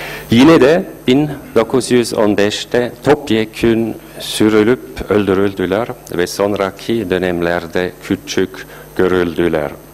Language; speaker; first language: Turkish; non-native, fluent; German